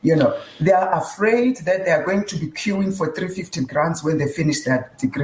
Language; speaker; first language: English; non-native, local second language; Tsonga